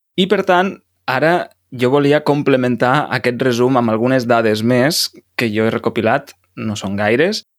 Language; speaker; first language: Catalan; native; Catalan